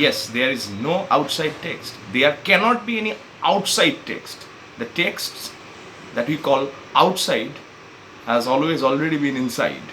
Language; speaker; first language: English; non-native, local second language; Bangla